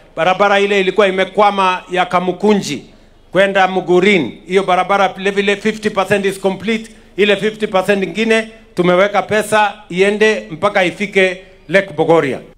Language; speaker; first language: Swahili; non-native, local second language; Kalenjin